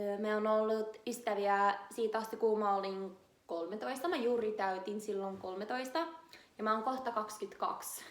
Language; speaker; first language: Finnish; non-native, learner; English